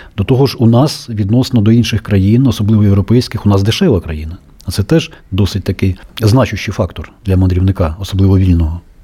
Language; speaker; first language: Ukrainian; native; Ukrainian